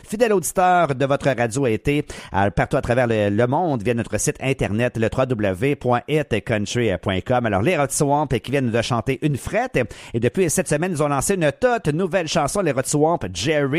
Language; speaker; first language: French; native; French